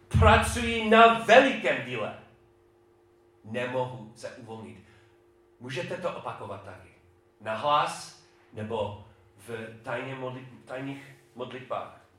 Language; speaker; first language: Czech; non-native, fluent; English